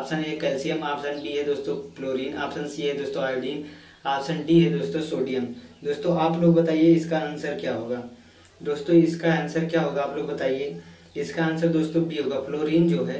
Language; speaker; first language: Hindi; native; Hindi